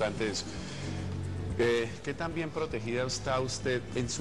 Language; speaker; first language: Spanish; native; Spanish